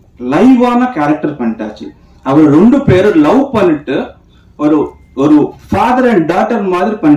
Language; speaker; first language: Tamil; non-native, learner; Telugu